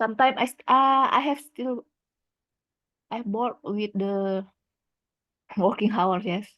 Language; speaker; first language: English; non-native, learner; Indonesian